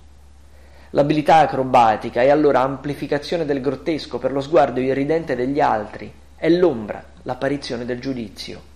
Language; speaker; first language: Italian; native; Italian